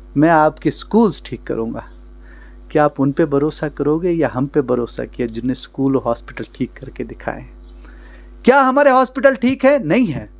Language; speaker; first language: Hindi; non-native, local second language; Kashmiri